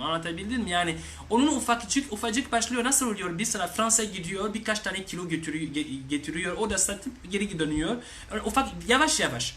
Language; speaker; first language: Turkish; non-native, learner; French